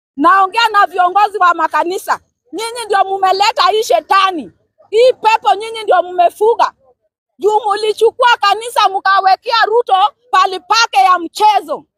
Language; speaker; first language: Swahili; non-native, local second language; Luo (Kenya and Tanzania)